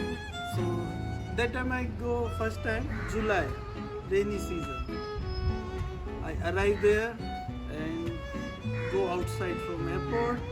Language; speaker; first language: English; non-native, learner; Hindi